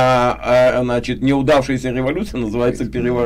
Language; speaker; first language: Russian; native; Russian